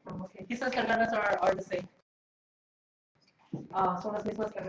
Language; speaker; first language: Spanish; early bilingual, heritage; Spanish